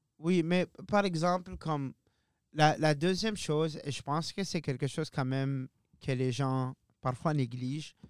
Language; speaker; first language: French; native; French